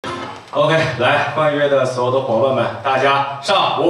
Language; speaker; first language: Chinese; native; Chinese